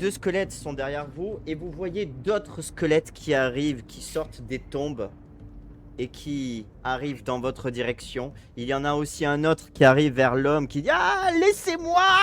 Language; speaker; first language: French; native; French